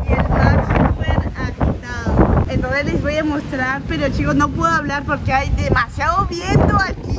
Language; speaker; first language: Spanish; non-native, fluent; French